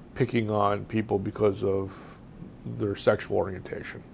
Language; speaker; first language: English; native; English